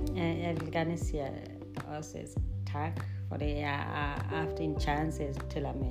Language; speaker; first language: Danish; non-native, learner; Swahili